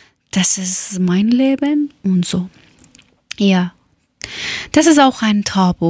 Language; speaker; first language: German; non-native, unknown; Persian